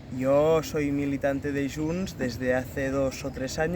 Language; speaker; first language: Spanish; non-native, local second language; Catalan